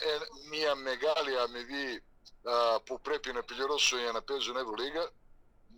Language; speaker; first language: Greek; non-native, fluent; Serbian